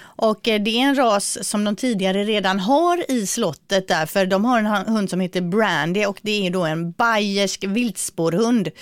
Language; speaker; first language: Swedish; native; Swedish